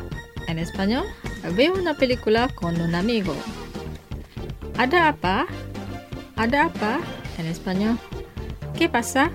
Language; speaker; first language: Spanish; non-native, fluent; Indonesian